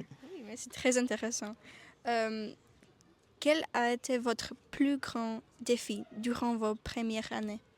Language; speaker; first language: French; non-native, learner; Polish